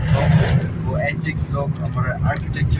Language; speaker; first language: Hindi; non-native, fluent; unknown